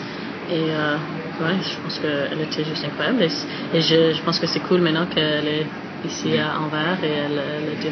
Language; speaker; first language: French; non-native, fluent; English